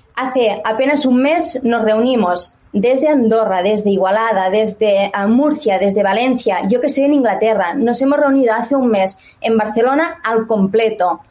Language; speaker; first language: Spanish; native; Spanish